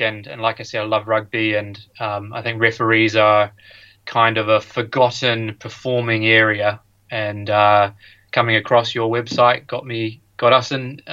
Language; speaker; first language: English; native; English